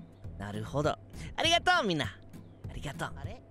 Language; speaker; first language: Japanese; non-native, learner; English